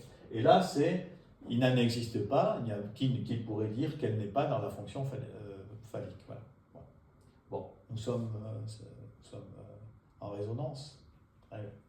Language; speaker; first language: French; native; French